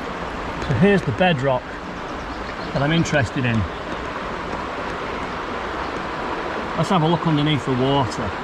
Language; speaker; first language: English; native; English